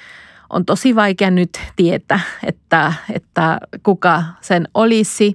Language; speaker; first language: Finnish; non-native, fluent; Spanish